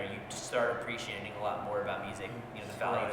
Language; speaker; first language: English; native; English